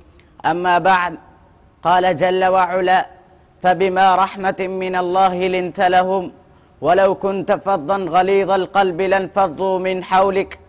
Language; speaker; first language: Arabic; non-native, learner; Urdu